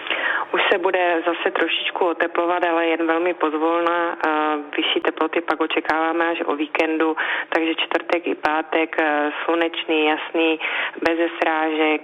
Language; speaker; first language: Czech; native; Czech